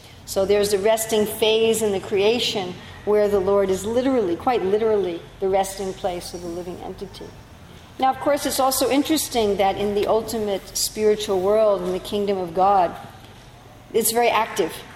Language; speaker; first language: English; native; English